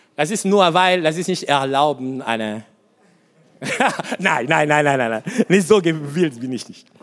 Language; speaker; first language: German; non-native, learner; Lingala